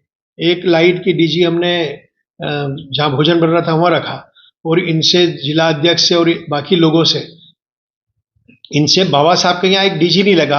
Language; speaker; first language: Hindi; native; Hindi